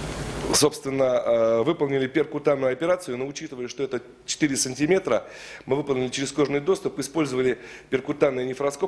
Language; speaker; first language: Russian; native; Russian